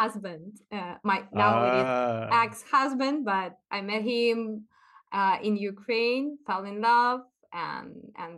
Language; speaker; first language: English; non-native, fluent; Russian